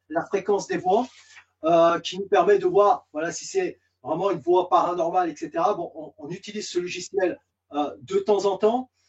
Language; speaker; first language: French; native; French